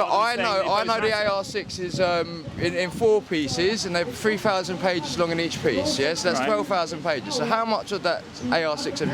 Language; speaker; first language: English; native; English